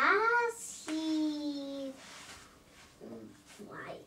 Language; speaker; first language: English; non-native, learner; Russian